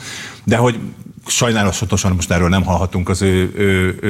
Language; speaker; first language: Hungarian; native; Hungarian